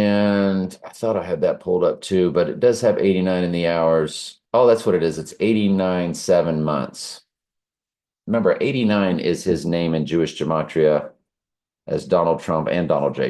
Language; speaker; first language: English; native; English